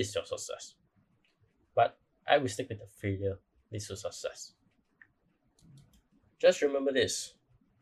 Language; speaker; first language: English; non-native, local second language; Chinese